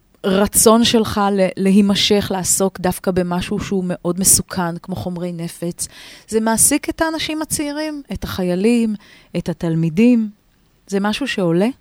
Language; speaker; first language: Hebrew; native; Hebrew